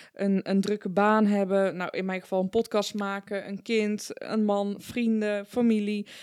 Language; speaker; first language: Dutch; early bilingual, other home language; Persian